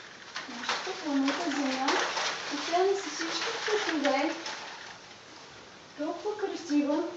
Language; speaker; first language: Bulgarian; native; Bulgarian